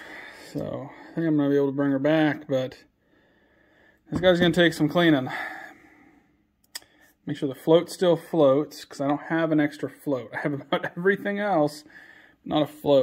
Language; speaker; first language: English; native; English